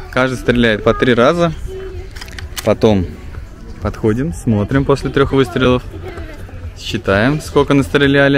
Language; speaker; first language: Russian; native; Russian